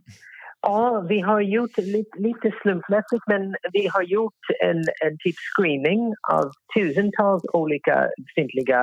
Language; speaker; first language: Swedish; non-native, fluent; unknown